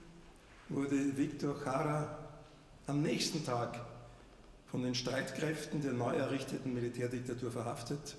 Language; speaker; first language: German; native; German